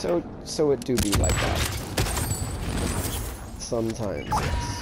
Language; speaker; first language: English; native; English